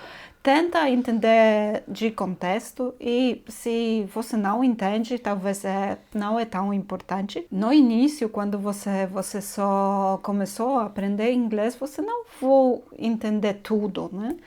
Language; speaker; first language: Portuguese; non-native, fluent; Polish